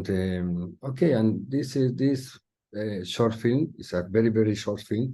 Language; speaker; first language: English; non-native, learner; Spanish